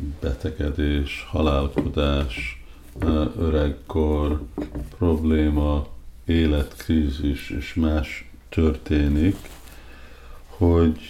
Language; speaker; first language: Hungarian; early bilingual, heritage; Hungarian